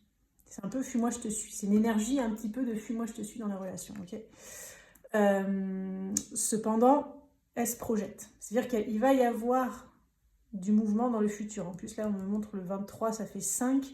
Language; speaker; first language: French; native; French